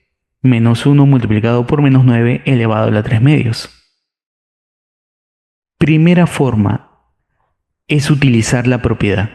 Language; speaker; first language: Spanish; native; Spanish